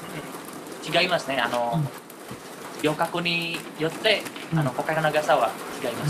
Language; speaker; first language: Japanese; non-native, fluent; Indonesian